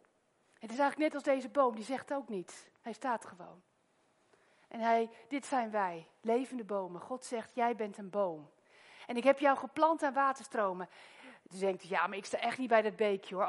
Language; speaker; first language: Dutch; native; Dutch